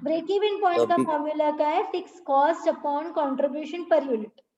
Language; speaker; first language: Hindi; native; Hindi